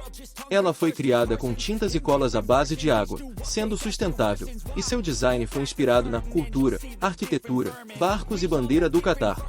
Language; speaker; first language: Portuguese; native; Portuguese